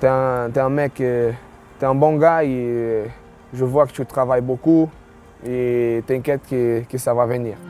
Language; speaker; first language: French; non-native, fluent; Portuguese